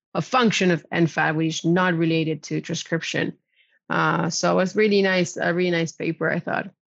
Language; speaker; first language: English; non-native, fluent; Spanish